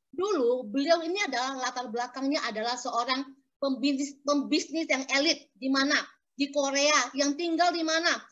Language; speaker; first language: Indonesian; native; Indonesian